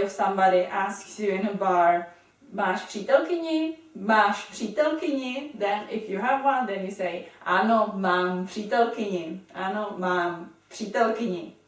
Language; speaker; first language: Czech; non-native, fluent; English